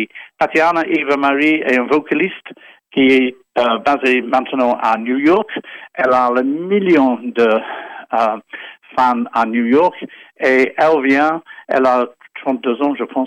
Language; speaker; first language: French; non-native, fluent; English